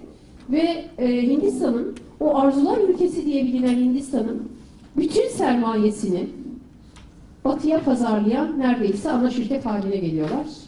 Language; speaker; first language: Turkish; native; Turkish